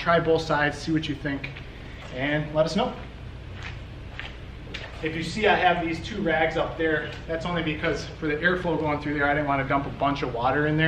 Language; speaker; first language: English; native; English